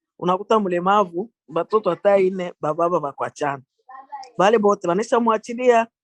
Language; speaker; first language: Swahili; native; Swahili